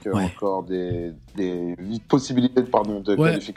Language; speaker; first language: French; native; French